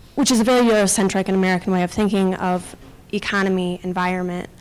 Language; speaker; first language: English; native; English